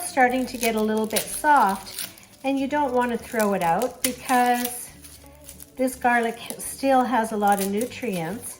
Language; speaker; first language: English; native; English